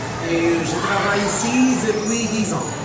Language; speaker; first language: French; non-native, fluent; Spanish